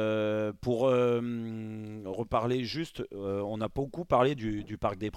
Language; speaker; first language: French; native; French